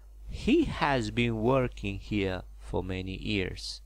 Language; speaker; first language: English; non-native, fluent; Romanian